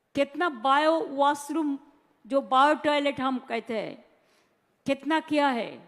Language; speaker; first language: Hindi; non-native, local second language; Bangla